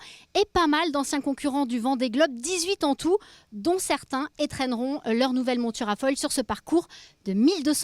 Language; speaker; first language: French; native; French